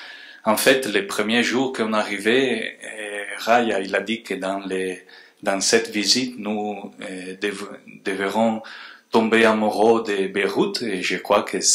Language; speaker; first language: French; non-native, fluent; Spanish